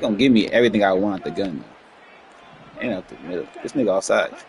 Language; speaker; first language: English; native; English